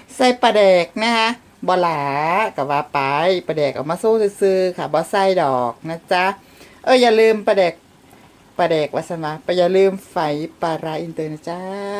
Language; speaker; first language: Thai; native; Thai